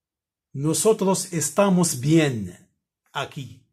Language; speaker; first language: Spanish; non-native, fluent; Arabic